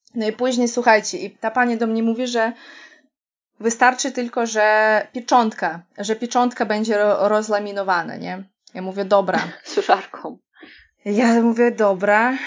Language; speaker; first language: Polish; non-native, fluent; Russian